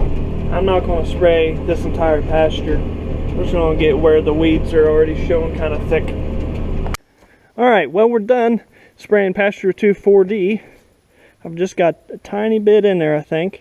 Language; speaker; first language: English; native; English